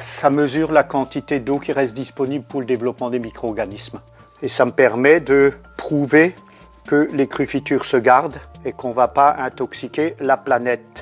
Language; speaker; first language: French; native; French